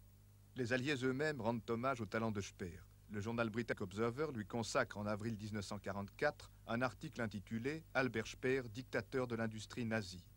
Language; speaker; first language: French; native; French